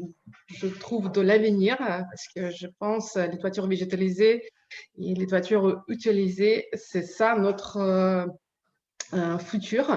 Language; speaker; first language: French; non-native, learner; Ukrainian